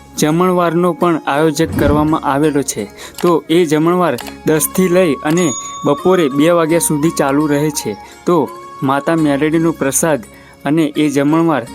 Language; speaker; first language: Gujarati; native; Gujarati